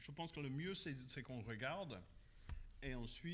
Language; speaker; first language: French; non-native, fluent; English